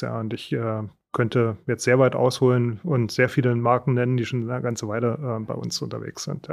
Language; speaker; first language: German; native; German